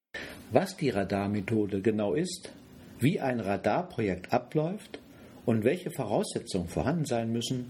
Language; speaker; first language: German; native; German